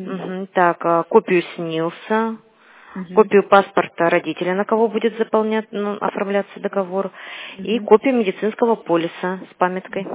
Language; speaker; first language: Russian; native; Russian